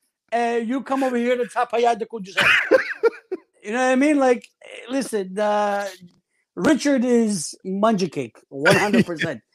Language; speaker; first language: English; early bilingual, other home language; Italian